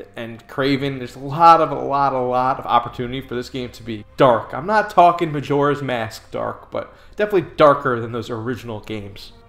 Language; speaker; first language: English; native; English